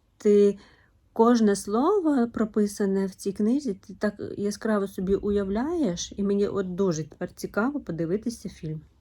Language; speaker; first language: Ukrainian; non-native, local second language; Russian